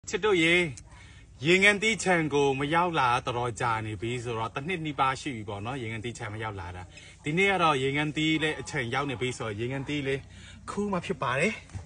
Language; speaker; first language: Burmese; native; Burmese